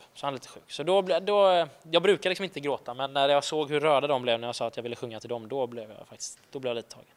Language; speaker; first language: Swedish; early bilingual, other home language; Icelandic